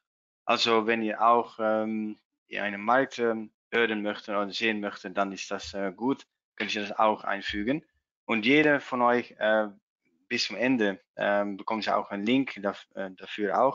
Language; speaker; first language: German; non-native, learner; Dutch